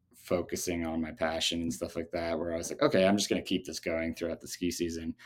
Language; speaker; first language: English; native; English